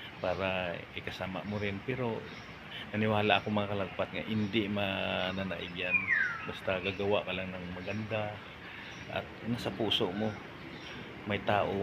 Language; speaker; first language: Filipino; non-native, local second language; Hiligaynon